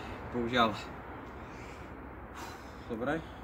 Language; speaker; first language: Slovak; native; Slovak